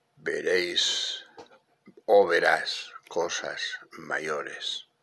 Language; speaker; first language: Spanish; native; Spanish